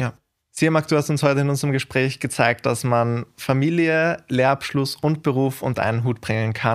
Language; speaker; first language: German; native; German